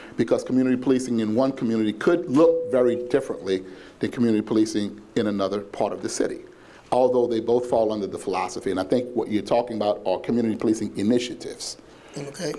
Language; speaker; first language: English; native; English